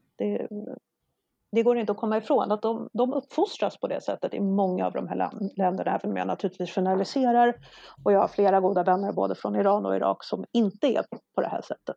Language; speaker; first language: Swedish; non-native, local second language; Polish